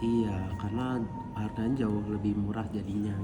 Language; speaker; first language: Indonesian; native; Indonesian